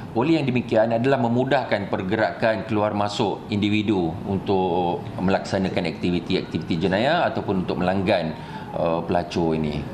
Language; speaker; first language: Malay; native; Malay